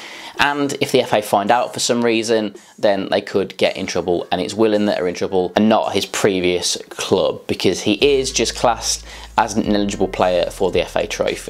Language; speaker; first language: English; native; English